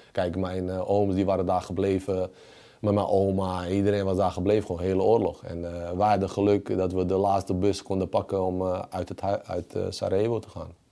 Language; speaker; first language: Dutch; early bilingual, other home language; Bosnian